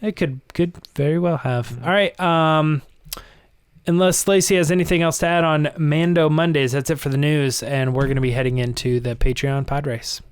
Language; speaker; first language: English; native; English